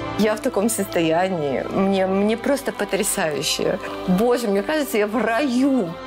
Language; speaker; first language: Russian; native; Russian